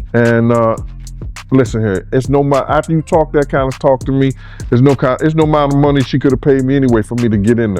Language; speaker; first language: English; native; English